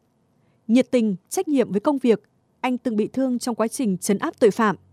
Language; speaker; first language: Vietnamese; native; Vietnamese